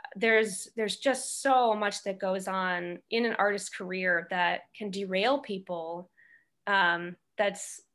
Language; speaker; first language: English; native; English